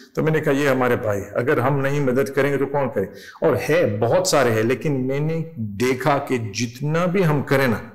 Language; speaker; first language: Urdu; non-native, learner; English